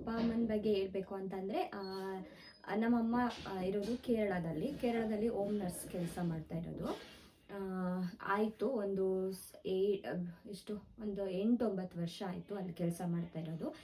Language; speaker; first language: Kannada; native; Kannada